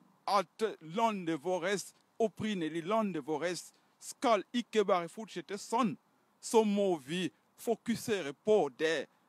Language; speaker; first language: Norwegian; non-native, fluent; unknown